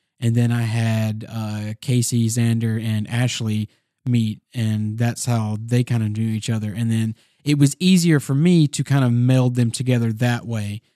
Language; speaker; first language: English; native; English